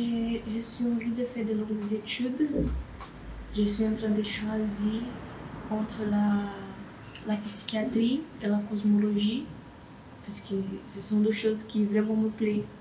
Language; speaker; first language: French; non-native, learner; Portuguese